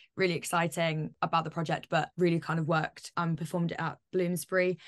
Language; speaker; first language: English; native; English